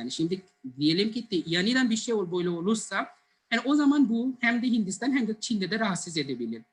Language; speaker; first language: Turkish; non-native, learner; Bangla